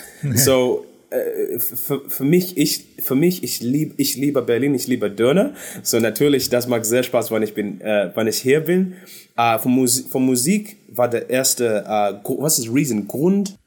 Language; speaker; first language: German; non-native, fluent; English